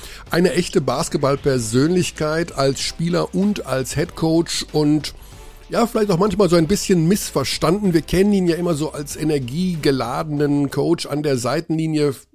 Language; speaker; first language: German; native; German